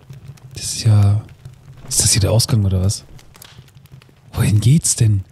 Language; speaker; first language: German; native; German